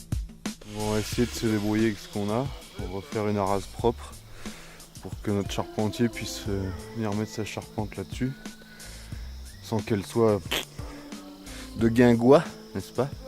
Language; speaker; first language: French; native; French